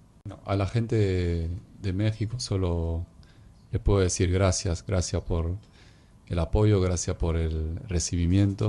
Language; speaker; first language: Spanish; non-native, fluent; Arabic